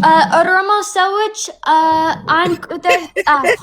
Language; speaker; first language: Amharic; non-native, learner; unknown